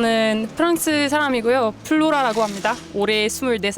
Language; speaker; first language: Korean; non-native, learner; French